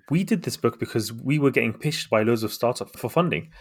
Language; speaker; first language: English; native; English